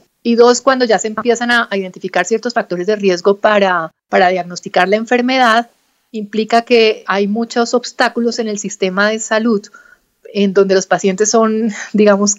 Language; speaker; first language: Spanish; native; Spanish